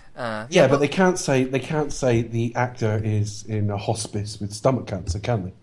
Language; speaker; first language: English; native; English